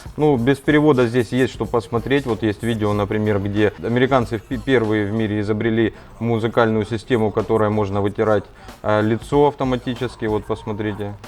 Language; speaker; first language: Russian; native; Russian